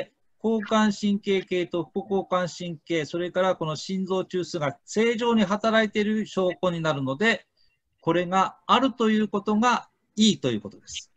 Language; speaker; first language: Japanese; native; Japanese